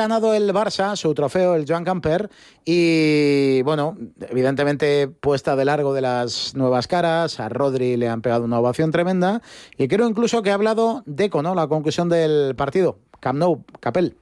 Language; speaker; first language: Spanish; native; Spanish